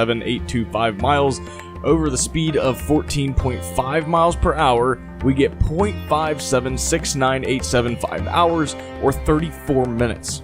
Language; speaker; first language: English; native; English